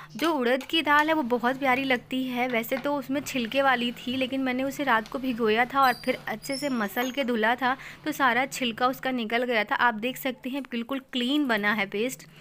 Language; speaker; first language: Hindi; native; Hindi